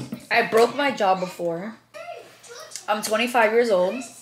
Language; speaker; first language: English; early bilingual, other home language; Spanish